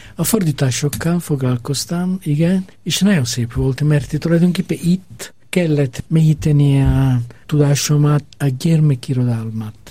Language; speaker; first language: Hungarian; non-native, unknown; Italian